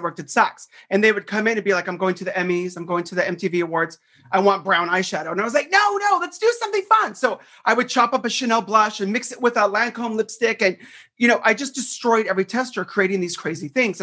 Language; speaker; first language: English; native; English